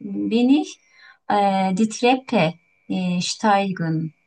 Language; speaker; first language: German; non-native, learner; Turkish